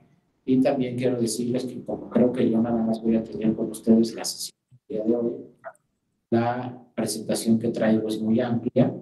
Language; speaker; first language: Spanish; native; Spanish